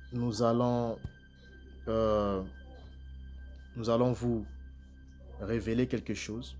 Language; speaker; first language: French; non-native, local second language; Kongo